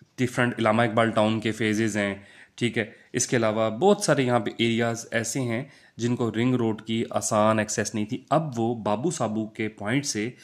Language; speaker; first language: Urdu; non-native, local second language; Punjabi